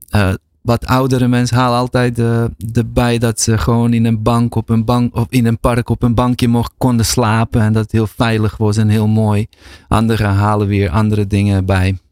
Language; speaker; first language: Dutch; native; Dutch